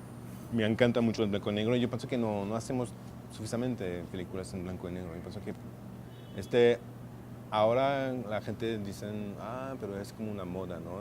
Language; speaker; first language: Spanish; non-native, fluent; French